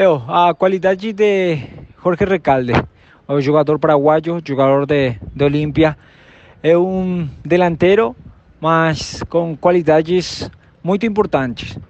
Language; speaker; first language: Portuguese; non-native, learner; Spanish